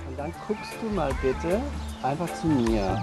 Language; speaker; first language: German; native; German